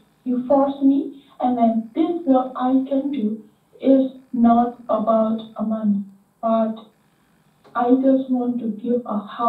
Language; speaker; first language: English; non-native, learner; Indonesian